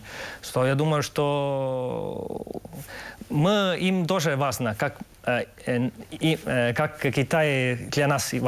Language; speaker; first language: Russian; non-native, local second language; Estonian